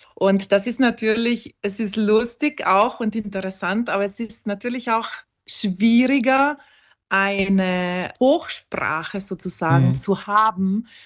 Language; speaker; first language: German; non-native, local second language; Ladin